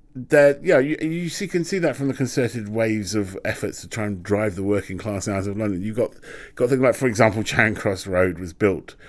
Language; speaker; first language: English; native; English